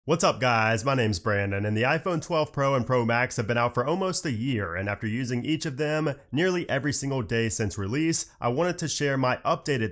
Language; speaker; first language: English; native; English